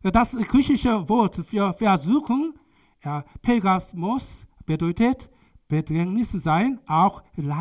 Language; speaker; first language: German; non-native, learner; Korean